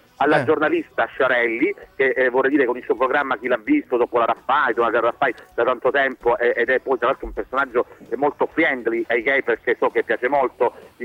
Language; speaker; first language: Italian; native; Italian